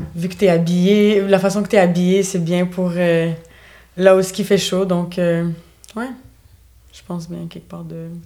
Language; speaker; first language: French; native; French